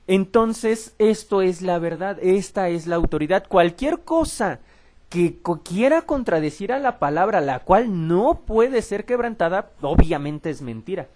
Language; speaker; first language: Spanish; native; Spanish